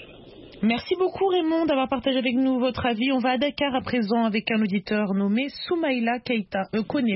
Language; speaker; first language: French; native; French